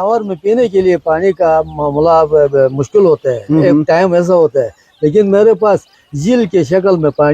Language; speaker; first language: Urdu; non-native, local second language; Shina